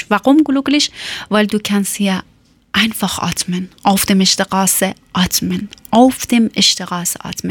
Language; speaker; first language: German; non-native, learner; Persian